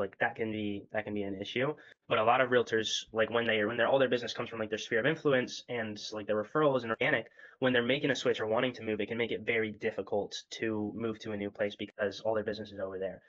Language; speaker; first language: English; native; English